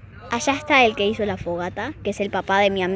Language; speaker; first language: Spanish; native; Spanish